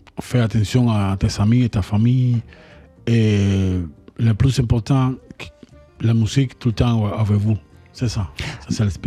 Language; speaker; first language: French; non-native, learner; Spanish